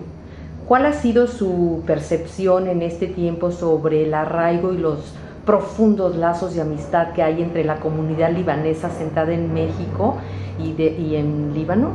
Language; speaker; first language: Spanish; native; Spanish